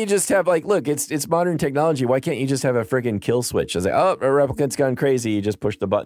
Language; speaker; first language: English; native; English